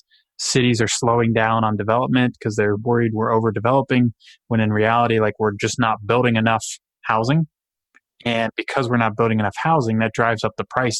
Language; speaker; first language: English; native; English